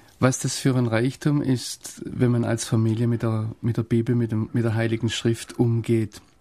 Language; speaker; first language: German; native; German